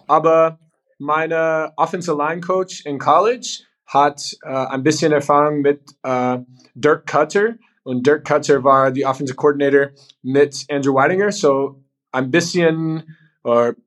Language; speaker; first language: German; non-native, learner; English